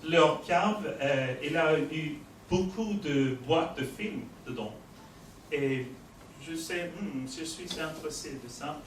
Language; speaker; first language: French; non-native, fluent; Swedish